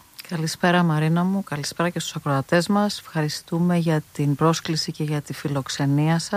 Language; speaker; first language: Greek; native; Greek